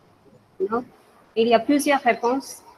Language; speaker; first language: French; non-native, fluent; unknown